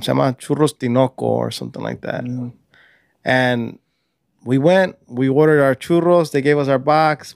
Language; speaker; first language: English; early bilingual, other home language; Spanish